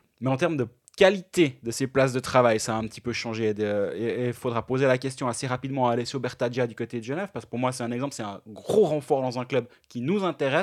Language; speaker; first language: French; native; French